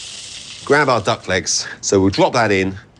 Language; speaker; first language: English; native; English